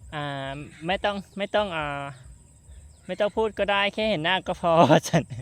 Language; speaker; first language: Thai; non-native, local second language; Lao